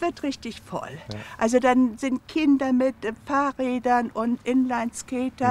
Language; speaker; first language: German; native; German